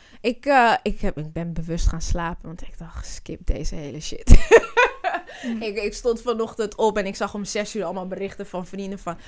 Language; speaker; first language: Dutch; early bilingual, other home language; Akan